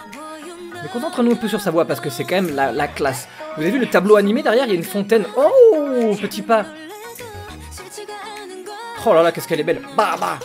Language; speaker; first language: French; native; French